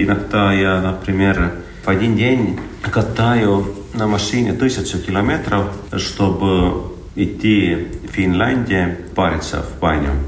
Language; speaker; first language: Russian; non-native, local second language; Estonian